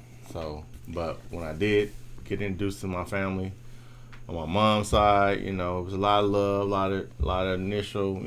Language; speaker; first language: English; native; English